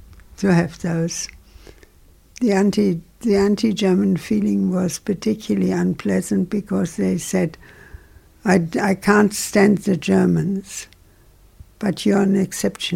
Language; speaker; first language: English; non-native, fluent; German